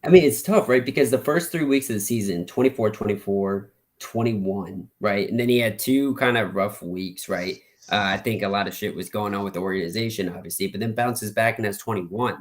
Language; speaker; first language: English; native; English